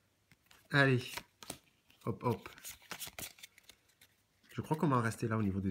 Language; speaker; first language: French; native; French